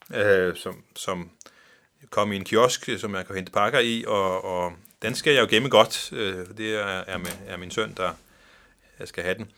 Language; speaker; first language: Danish; non-native, local second language; Faroese